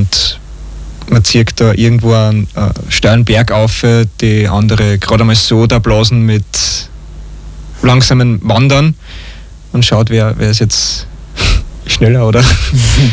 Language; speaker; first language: German; native; German